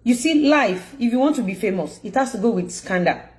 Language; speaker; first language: English; non-native, local second language; Yoruba